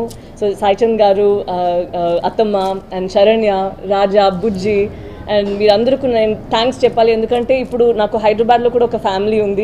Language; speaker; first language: Telugu; non-native, learner; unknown